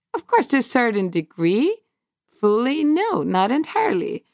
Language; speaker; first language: English; non-native, fluent; Swedish